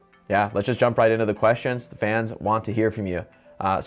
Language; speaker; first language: English; native; English